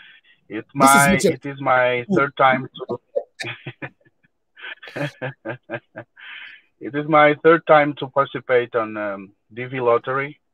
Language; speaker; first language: English; non-native, learner; Portuguese